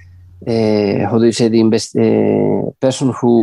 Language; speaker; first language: English; non-native, learner; Spanish